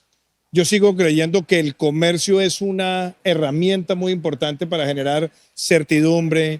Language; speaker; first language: Spanish; native; Spanish